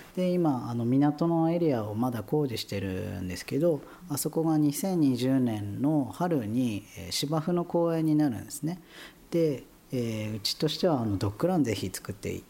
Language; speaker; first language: Japanese; native; Japanese